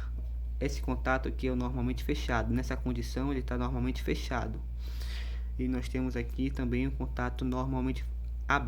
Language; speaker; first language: Portuguese; native; Portuguese